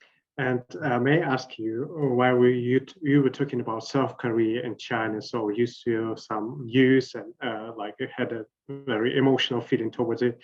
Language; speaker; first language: English; non-native, fluent; Russian